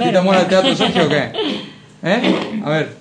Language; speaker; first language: Spanish; native; Spanish